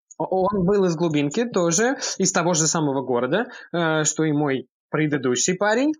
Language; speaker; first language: Russian; early bilingual, heritage; Russian